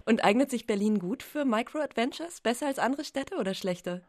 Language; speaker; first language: German; native; German